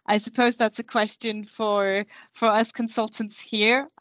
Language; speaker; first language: English; non-native, fluent; Danish